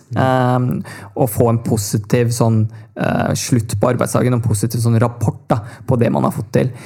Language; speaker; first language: Norwegian; early bilingual, other home language; Tamil